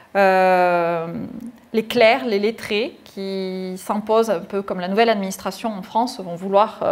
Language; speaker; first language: French; native; French